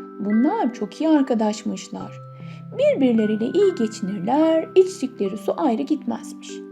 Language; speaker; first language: Turkish; native; Turkish